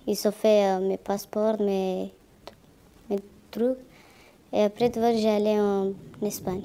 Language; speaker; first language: French; non-native, learner; Romanian